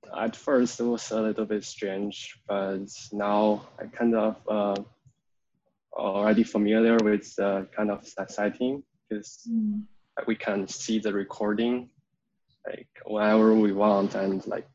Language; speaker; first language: English; non-native, fluent; Chinese